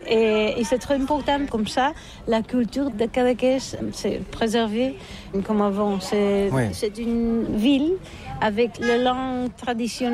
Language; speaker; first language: French; non-native, learner; Catalan